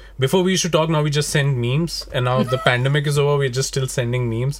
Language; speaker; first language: English; non-native, local second language; Hindi